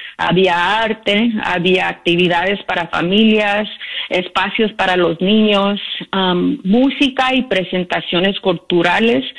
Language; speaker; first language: Spanish; early bilingual, heritage; Spanish